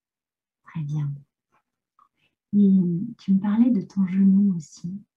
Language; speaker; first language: French; native; French